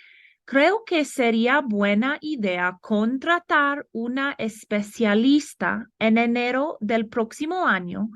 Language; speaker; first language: Spanish; non-native, fluent; English